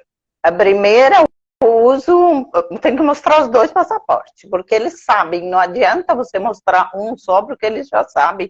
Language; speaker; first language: Portuguese; non-native, fluent; Arabic